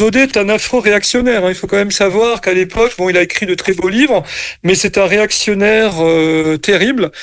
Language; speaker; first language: French; native; French